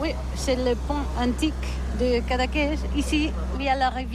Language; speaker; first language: French; non-native, learner; Catalan